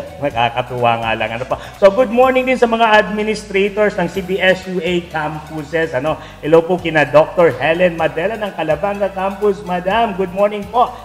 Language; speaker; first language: Filipino; non-native, local second language; Bikol